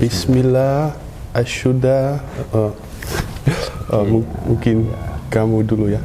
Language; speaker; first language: Indonesian; non-native, learner; Dutch